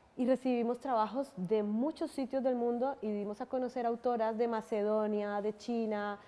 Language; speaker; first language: Spanish; native; Spanish